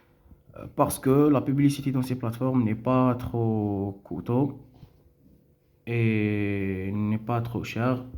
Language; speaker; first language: French; non-native, local second language; Arabic